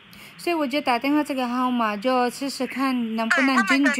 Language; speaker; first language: Chinese; non-native, fluent; Filipino